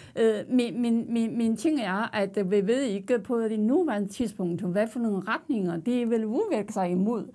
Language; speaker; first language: Danish; non-native, fluent; Chinese